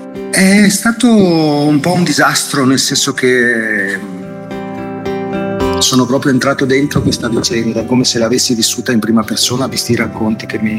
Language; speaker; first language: Italian; native; Italian